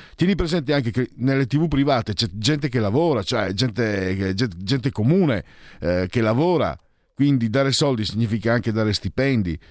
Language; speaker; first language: Italian; native; Italian